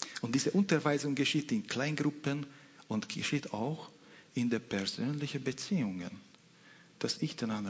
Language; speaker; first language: German; non-native, fluent; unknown